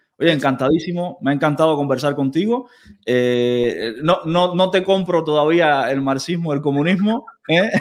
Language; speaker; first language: Spanish; native; Spanish